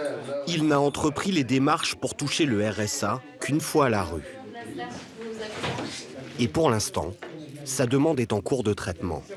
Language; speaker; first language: French; native; French